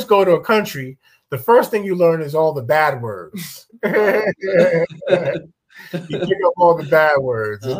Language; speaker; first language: English; early bilingual, other home language; Akan